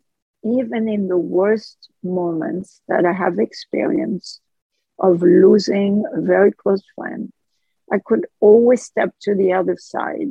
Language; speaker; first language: English; non-native, fluent; French